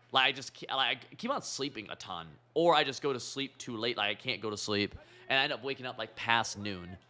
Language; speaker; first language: English; native; English